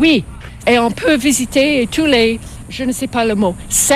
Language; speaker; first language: French; non-native, fluent; English